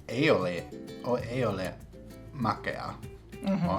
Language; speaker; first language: Finnish; non-native, learner; English